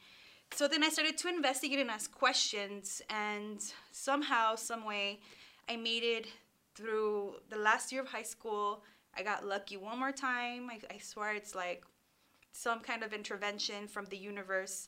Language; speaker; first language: English; early bilingual, other home language; Spanish